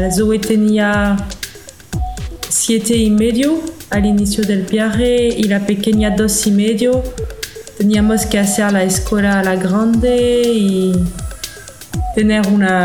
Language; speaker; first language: Spanish; non-native, learner; French